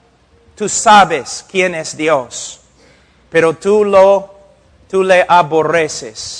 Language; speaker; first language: Spanish; non-native, fluent; English